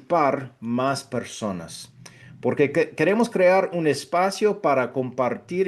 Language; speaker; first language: Spanish; non-native, fluent; English